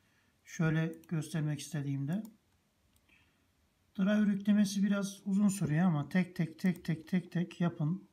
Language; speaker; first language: Turkish; native; Turkish